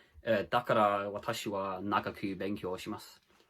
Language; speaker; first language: Japanese; non-native, learner; English